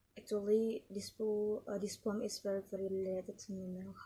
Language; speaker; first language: English; non-native, learner; Indonesian